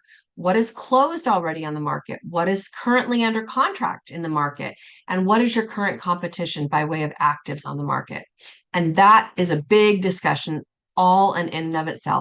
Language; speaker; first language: English; native; English